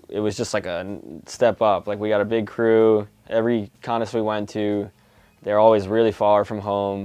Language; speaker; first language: English; native; English